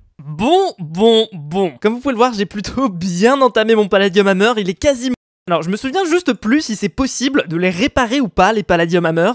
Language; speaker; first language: French; native; French